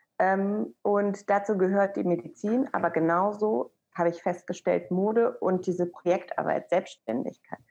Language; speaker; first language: German; early bilingual, other home language; Persian